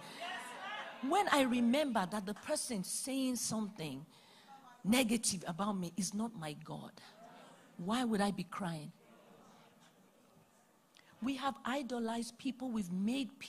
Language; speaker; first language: English; non-native, local second language; Yoruba